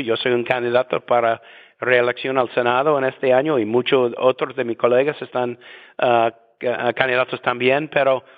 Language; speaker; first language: Spanish; non-native, fluent; English